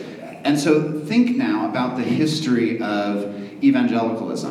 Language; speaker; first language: English; native; English